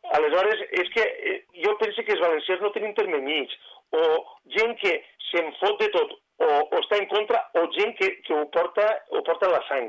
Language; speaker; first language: Catalan; non-native, local second language; Spanish